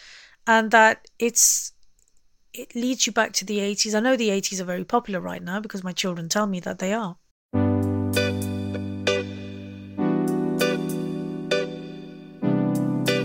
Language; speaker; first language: English; native; English